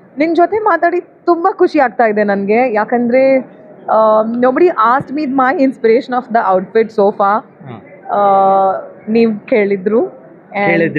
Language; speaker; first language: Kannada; non-native, learner; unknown